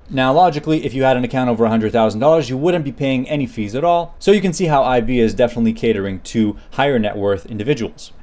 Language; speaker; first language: English; native; English